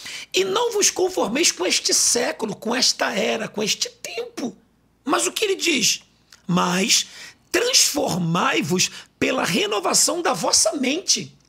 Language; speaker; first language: Portuguese; native; Portuguese